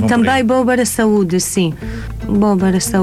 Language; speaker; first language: Portuguese; non-native, learner; Arabic